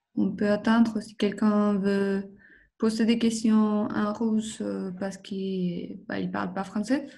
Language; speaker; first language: French; non-native, fluent; Spanish